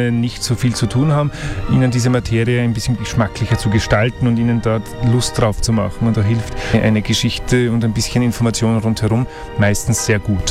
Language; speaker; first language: German; native; German